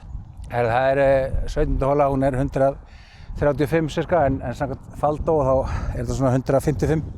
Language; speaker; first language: Icelandic; native; Icelandic